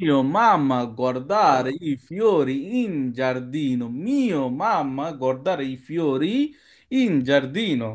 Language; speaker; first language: Italian; non-native, learner; Bangla